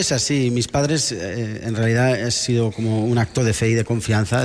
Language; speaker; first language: Spanish; non-native, local second language; Catalan